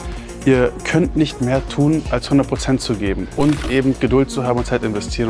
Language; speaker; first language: German; native; German